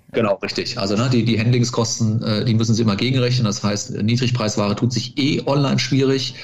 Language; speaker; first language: German; native; German